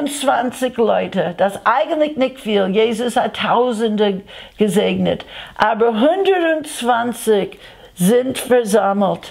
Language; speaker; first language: German; non-native, fluent; English